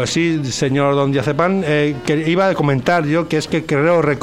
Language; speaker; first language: Spanish; native; Spanish